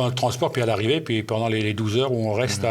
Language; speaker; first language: French; native; French